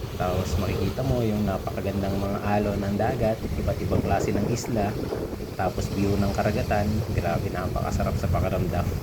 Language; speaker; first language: Filipino; non-native, local second language; Bikol